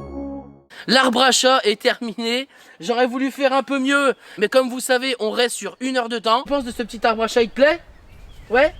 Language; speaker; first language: French; native; French